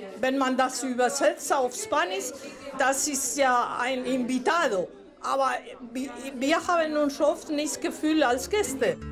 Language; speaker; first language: German; non-native, fluent; Spanish